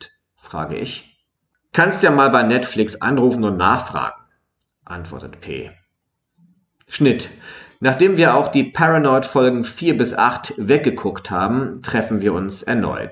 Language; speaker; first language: German; native; German